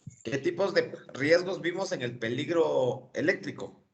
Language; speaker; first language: Spanish; native; Spanish